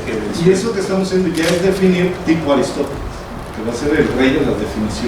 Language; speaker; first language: Spanish; native; Spanish